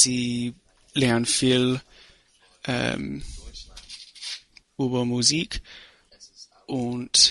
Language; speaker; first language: German; non-native, learner; English